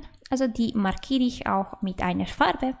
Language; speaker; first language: German; non-native, fluent; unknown